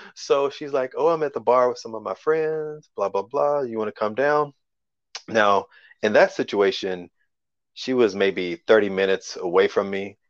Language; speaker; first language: English; native; English